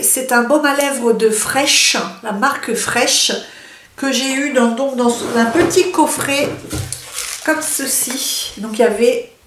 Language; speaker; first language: French; native; French